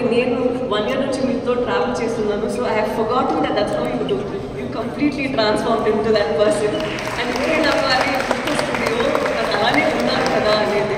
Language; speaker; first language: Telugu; non-native, local second language; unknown